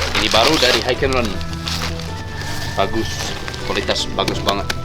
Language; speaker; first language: Indonesian; non-native, fluent; English